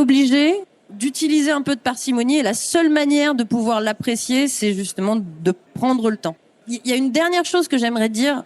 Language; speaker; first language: French; native; French